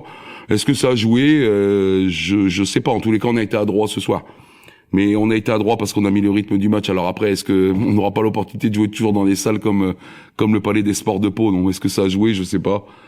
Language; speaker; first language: French; native; French